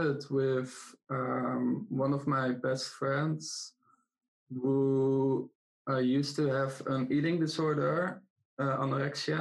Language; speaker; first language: English; non-native, fluent; Dutch